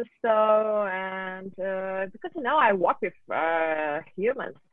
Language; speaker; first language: English; non-native, fluent; Russian